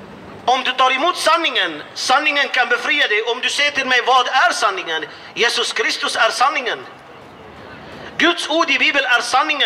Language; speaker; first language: Swedish; non-native, fluent; Arabic